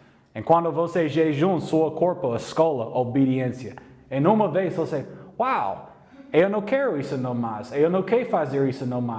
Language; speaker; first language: Portuguese; non-native, learner; English